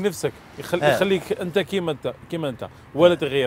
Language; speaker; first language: Arabic; native; Arabic